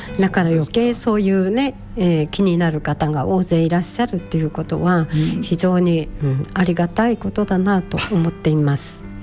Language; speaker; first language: Japanese; native; Japanese